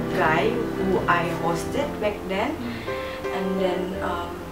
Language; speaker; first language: English; non-native, learner; Indonesian